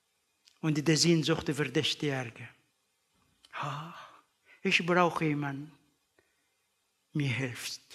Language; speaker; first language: German; non-native, learner; Arabic